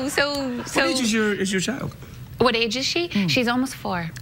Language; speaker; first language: English; native; English